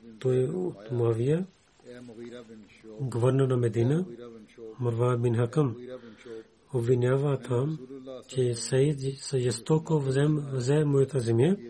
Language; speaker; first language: Bulgarian; non-native, learner; Urdu